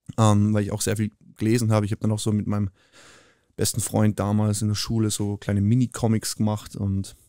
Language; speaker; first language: German; native; German